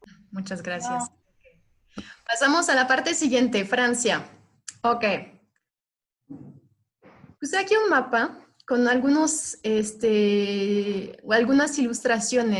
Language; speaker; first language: Spanish; non-native, fluent; French